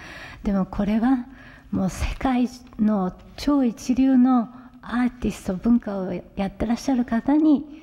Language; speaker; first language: Japanese; native; Japanese